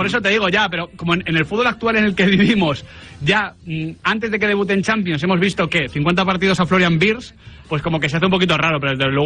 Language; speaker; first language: Spanish; native; Spanish